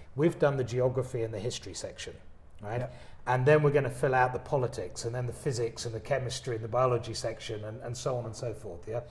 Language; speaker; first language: English; native; English